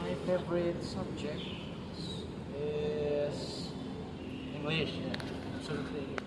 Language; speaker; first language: English; non-native, learner; Indonesian